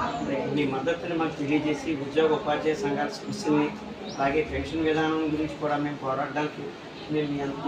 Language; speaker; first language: Telugu; native; Telugu